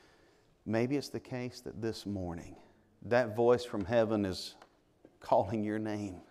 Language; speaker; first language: English; native; English